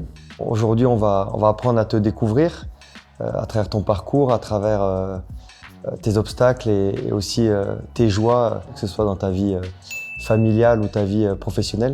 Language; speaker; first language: French; native; French